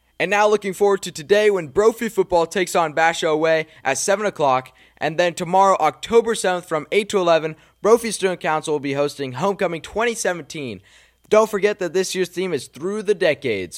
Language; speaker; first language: English; native; English